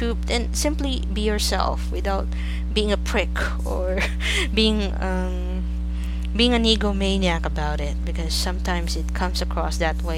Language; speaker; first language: English; non-native, local second language; Filipino